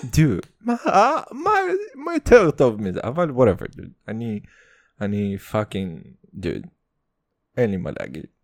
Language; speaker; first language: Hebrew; early bilingual, other home language; Russian